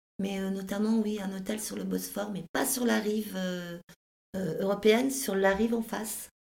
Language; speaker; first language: French; native; French